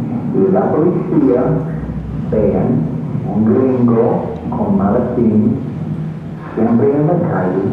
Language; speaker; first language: Spanish; non-native, fluent; English